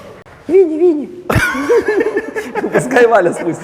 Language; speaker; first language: Russian; native; Russian